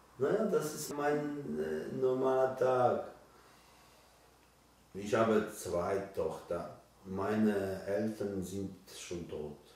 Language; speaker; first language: German; non-native, learner; Polish